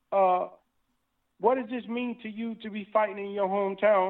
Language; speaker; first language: English; native; English